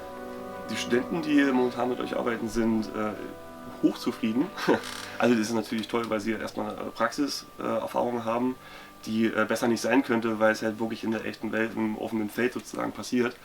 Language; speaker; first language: German; native; German